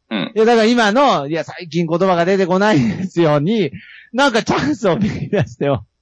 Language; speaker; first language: Japanese; native; Japanese